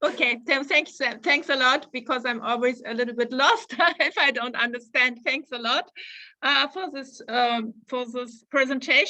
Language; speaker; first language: English; non-native, fluent; German